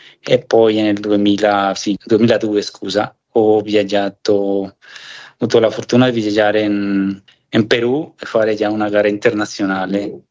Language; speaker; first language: Italian; non-native, fluent; Spanish